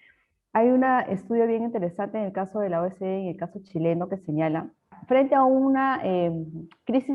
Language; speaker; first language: Spanish; native; Spanish